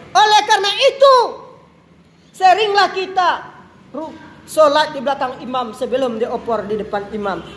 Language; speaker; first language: Malay; non-native, local second language; Minangkabau